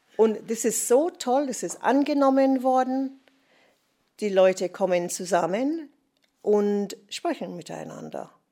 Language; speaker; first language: German; non-native, fluent; English